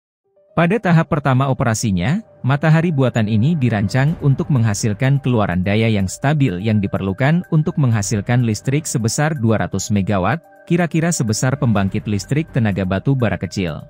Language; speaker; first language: Indonesian; native; Indonesian